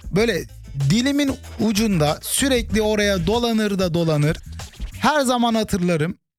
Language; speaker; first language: Turkish; early bilingual, heritage; Turkish